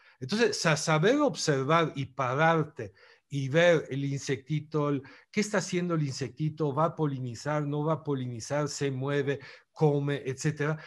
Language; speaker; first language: Spanish; non-native, fluent; Italian